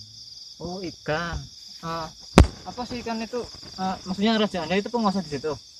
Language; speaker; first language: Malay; non-native, local second language; Javanese